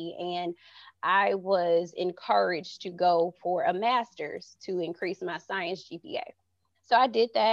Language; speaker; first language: English; native; English